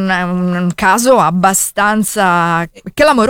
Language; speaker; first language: Italian; native; Italian